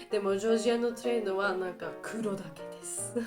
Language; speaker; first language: Japanese; non-native, learner; Georgian